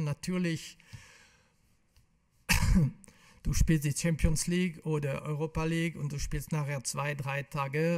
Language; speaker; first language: German; non-native, local second language; French